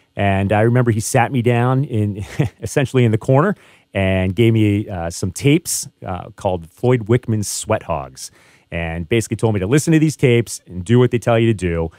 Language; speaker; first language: English; native; English